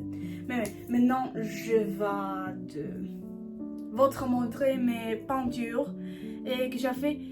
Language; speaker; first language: French; non-native, learner; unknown